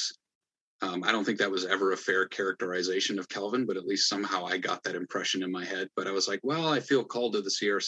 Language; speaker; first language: English; native; English